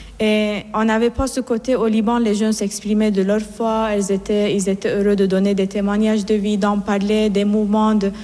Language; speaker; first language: French; non-native, fluent; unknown